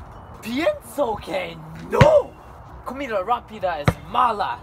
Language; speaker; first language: Spanish; non-native, learner; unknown